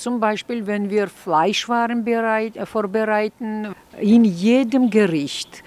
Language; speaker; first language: German; non-native, fluent; Georgian